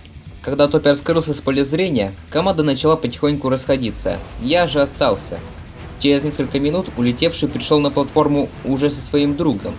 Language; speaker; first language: Russian; native; Russian